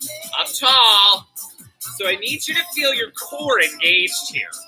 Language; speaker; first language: English; native; English